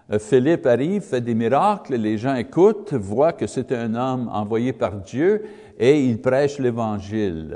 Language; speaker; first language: French; non-native, learner; English